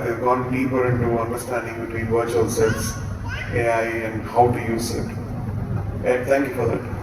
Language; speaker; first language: English; non-native, local second language; Tamil